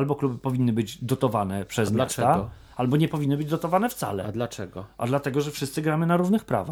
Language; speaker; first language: Polish; native; Polish